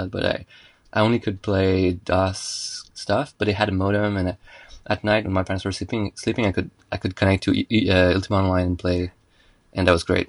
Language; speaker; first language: English; non-native, fluent; French